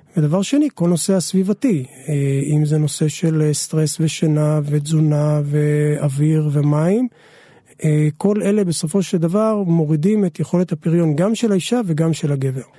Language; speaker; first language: Hebrew; native; Hebrew